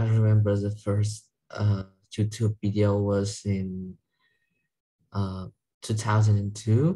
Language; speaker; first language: English; non-native, learner; Vietnamese